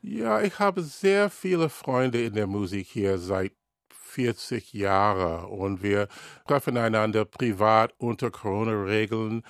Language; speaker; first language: German; non-native, learner; English